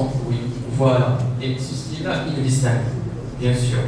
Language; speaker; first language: French; non-native, local second language; Arabic